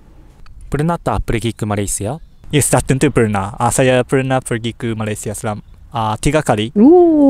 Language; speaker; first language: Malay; non-native, fluent; Japanese